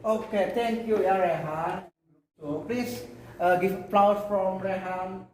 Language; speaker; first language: English; non-native, learner; Indonesian